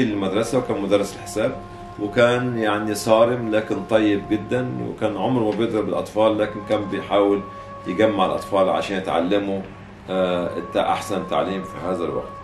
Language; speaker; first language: Arabic; native; Arabic